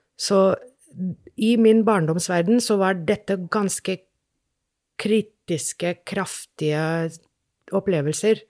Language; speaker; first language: Norwegian; non-native, fluent; English